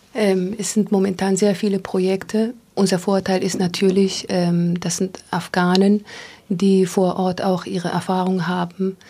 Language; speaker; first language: German; non-native, fluent; Pashto